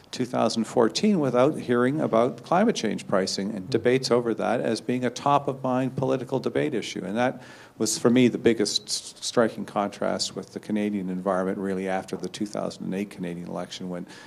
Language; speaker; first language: English; native; English